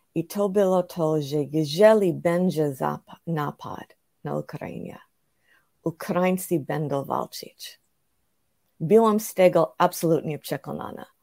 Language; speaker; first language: Polish; non-native, fluent; English